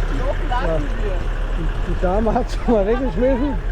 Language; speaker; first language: German; native; German